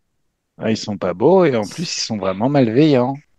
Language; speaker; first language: French; native; French